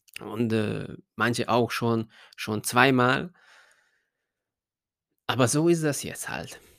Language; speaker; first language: German; non-native, fluent; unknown